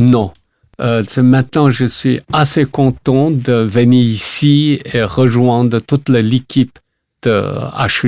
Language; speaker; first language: French; non-native, learner; Chinese